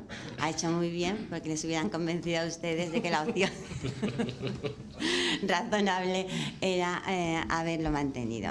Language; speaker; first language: Spanish; native; Spanish